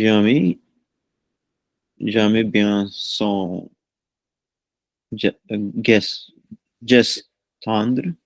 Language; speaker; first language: French; non-native, learner; Punjabi